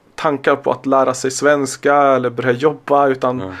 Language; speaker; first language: Swedish; early bilingual, other home language; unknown